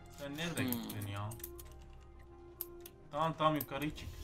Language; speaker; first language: Turkish; non-native, learner; Arabic